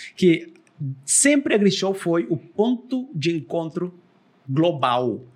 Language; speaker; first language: Portuguese; non-native, fluent; Spanish